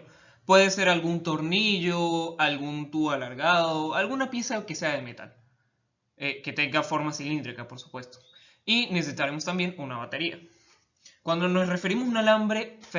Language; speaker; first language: Spanish; native; Spanish